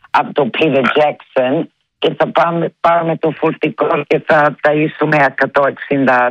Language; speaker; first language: Greek; early bilingual, heritage; Greek